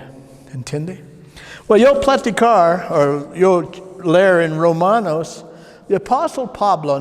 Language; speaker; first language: Spanish; non-native, learner; English